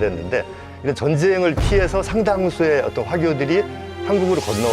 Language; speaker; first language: Korean; native; Korean